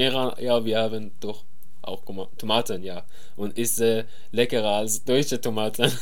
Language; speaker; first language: German; non-native, learner; Persian